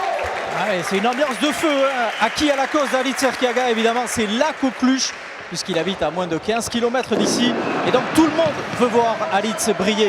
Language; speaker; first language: French; native; French